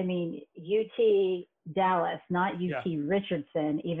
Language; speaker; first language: English; native; English